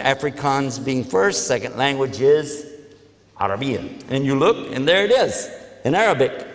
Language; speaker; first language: English; native; English